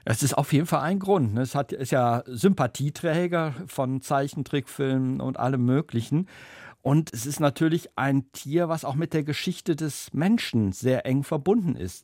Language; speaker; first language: German; native; German